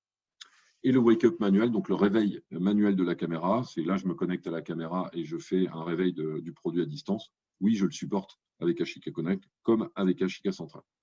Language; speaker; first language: French; native; French